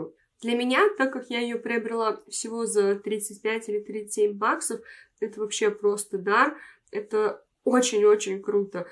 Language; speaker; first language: Russian; native; Russian